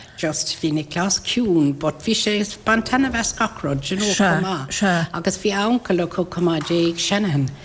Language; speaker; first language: Irish; native; Irish